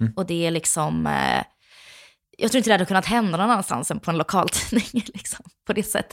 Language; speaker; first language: Swedish; native; Swedish